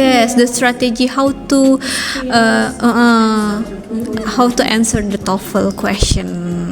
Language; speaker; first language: English; non-native, learner; Indonesian